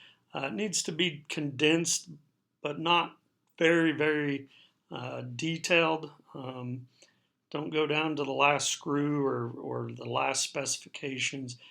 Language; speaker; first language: English; native; English